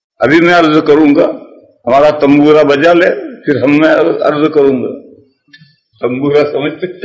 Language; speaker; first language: Urdu; native; Urdu